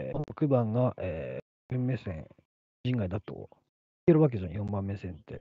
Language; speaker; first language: Japanese; native; Japanese